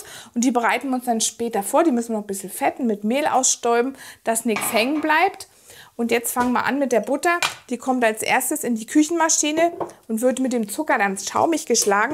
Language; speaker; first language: German; native; German